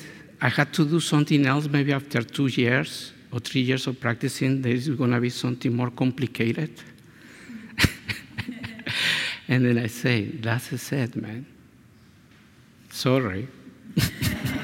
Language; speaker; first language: English; non-native, fluent; Spanish